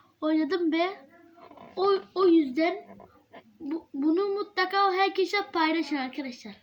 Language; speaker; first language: Turkish; early bilingual, heritage; Turkish